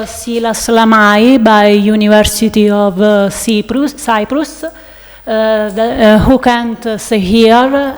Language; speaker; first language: English; non-native, learner; Italian